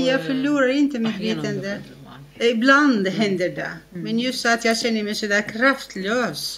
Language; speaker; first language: Swedish; non-native, fluent; Arabic